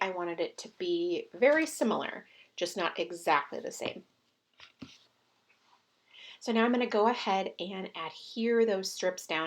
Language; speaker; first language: English; native; English